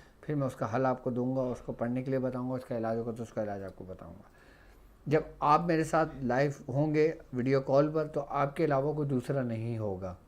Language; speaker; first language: Urdu; native; Urdu